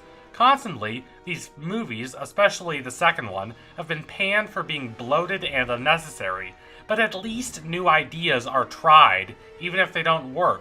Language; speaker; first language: English; native; English